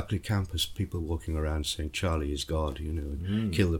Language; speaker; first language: English; native; English